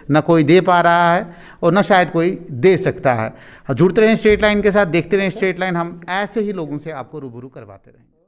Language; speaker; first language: Hindi; non-native, local second language; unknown